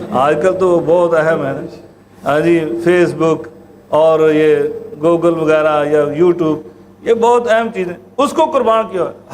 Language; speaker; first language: Urdu; non-native, local second language; Punjabi